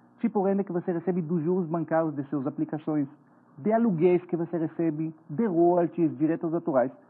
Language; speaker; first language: Portuguese; non-native, fluent; Hebrew